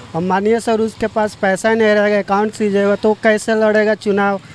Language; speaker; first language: Hindi; native; Hindi